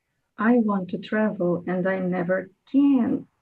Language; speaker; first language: English; non-native, learner; Portuguese